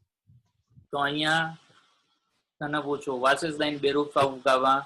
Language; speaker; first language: German; non-native, learner; Gujarati